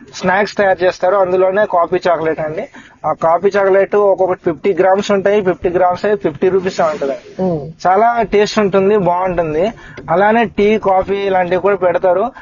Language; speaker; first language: Telugu; non-native, local second language; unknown